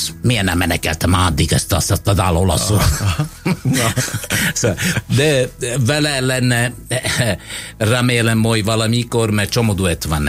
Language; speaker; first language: Hungarian; non-native, fluent; Italian